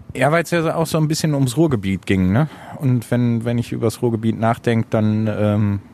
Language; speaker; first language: German; native; German